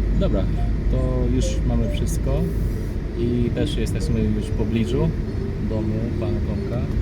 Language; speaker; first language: Polish; non-native, fluent; Vietnamese